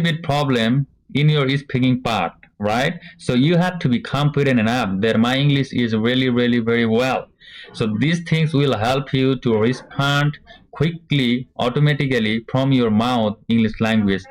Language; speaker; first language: English; non-native, learner; Bangla